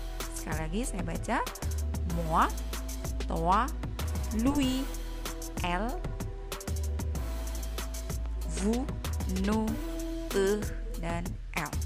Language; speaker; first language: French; non-native, learner; Indonesian